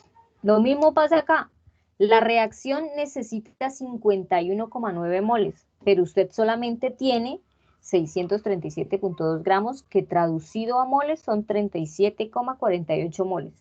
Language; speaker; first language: Spanish; native; Spanish